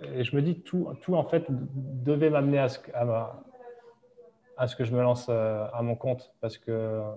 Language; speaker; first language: French; native; French